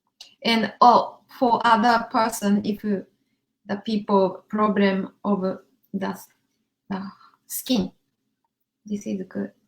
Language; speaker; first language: English; non-native, learner; Japanese